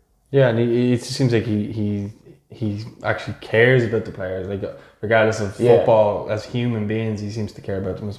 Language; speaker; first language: English; native; English